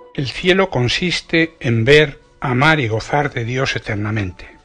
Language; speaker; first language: Spanish; native; Spanish